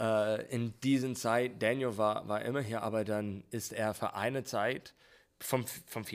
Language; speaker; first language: German; non-native, fluent; English